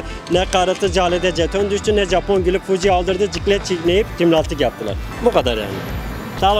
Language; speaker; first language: Turkish; native; Turkish